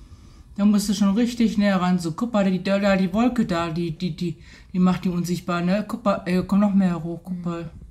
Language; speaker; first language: German; native; German